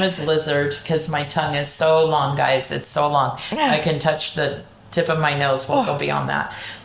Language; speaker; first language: English; native; English